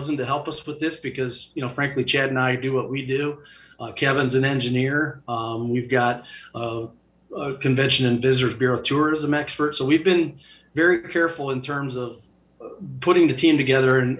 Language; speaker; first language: English; native; English